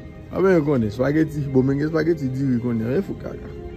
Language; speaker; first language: English; non-native, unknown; Haitian Creole